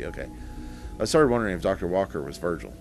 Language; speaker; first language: English; native; English